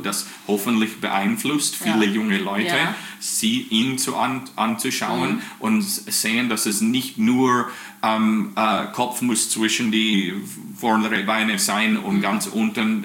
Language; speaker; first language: German; non-native, fluent; English